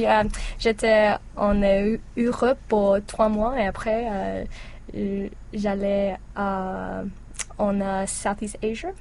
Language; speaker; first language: French; non-native, learner; English